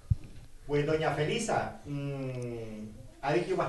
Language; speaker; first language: Spanish; native; Spanish